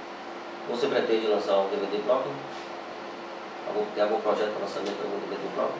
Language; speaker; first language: Portuguese; native; Portuguese